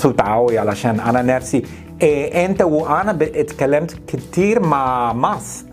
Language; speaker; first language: Arabic; non-native, learner; English